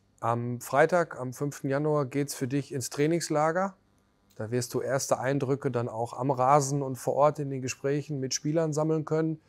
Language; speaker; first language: German; native; German